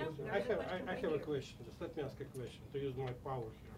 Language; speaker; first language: English; non-native, fluent; Russian